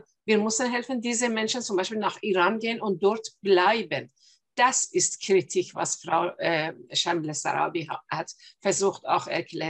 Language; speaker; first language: German; non-native, fluent; Persian